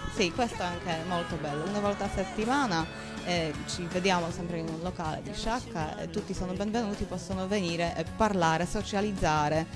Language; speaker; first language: Italian; non-native, fluent; Polish